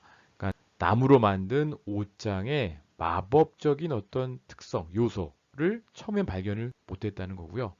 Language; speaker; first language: Korean; native; Korean